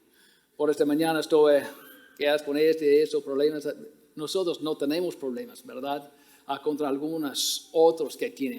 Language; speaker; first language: Spanish; non-native, fluent; English